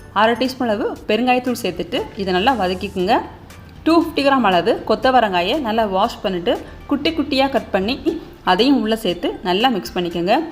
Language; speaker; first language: Tamil; native; Tamil